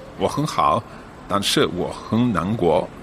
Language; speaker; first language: Chinese; non-native, learner; English